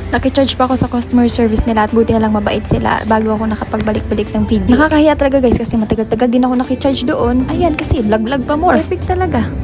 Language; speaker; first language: Filipino; native; Filipino